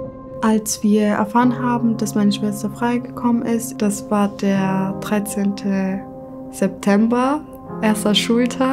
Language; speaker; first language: German; early bilingual, other home language; Kurdish